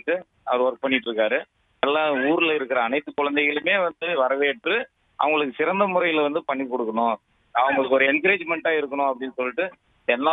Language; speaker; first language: Tamil; native; Tamil